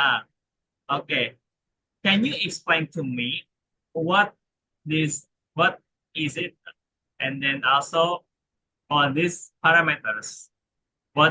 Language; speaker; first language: English; non-native, learner; Indonesian